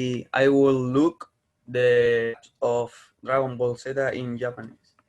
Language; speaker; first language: English; non-native, learner; Spanish